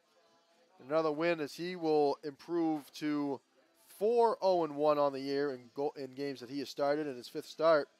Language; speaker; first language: English; native; English